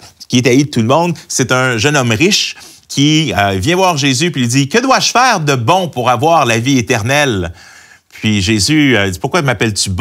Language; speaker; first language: French; native; French